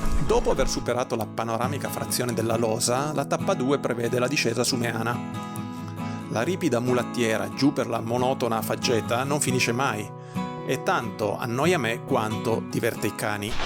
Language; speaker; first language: Italian; native; Italian